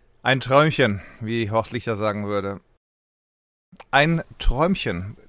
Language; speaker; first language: German; native; German